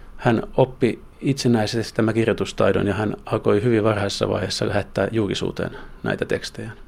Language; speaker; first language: Finnish; native; Finnish